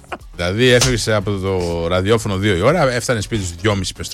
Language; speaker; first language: Greek; native; Greek